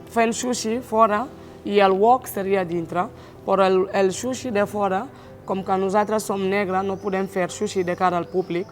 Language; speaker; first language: Catalan; non-native, fluent; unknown